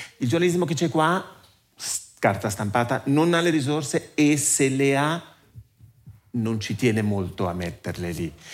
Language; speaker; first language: Italian; native; Italian